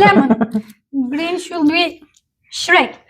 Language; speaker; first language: English; non-native, learner; Turkish